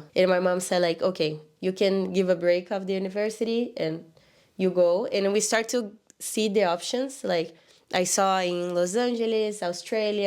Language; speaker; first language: English; non-native, learner; Portuguese